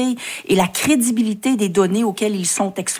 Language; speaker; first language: French; native; French